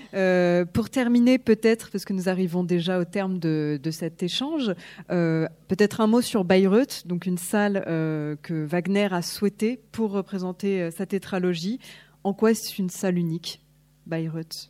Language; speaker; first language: French; native; French